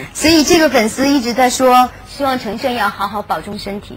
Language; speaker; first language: Chinese; native; Chinese